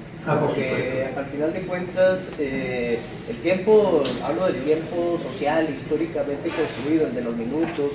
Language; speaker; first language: Spanish; native; Spanish